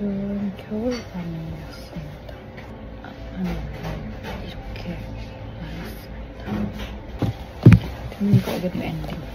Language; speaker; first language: Korean; non-native, learner; Filipino